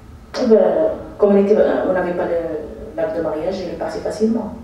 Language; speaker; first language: French; non-native, fluent; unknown